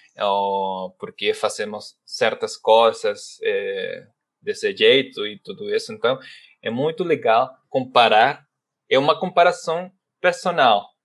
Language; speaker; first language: Portuguese; non-native, fluent; Spanish